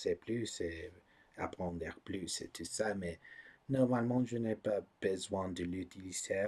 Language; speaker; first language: French; non-native, learner; English